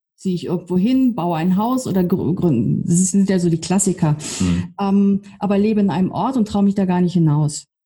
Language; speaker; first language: German; native; German